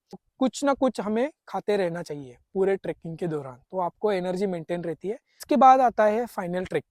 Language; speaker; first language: Hindi; non-native, local second language; Marathi